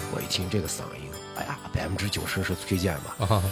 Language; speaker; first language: Chinese; native; Chinese